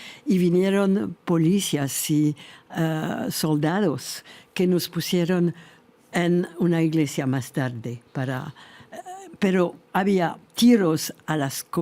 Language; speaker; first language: Spanish; non-native, fluent; French